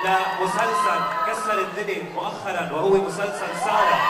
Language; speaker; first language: Arabic; native; Arabic